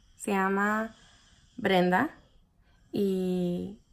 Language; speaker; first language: Spanish; early bilingual, other home language; English